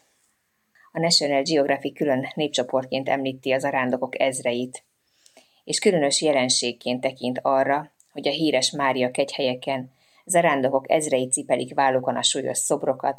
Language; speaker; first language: Hungarian; native; Hungarian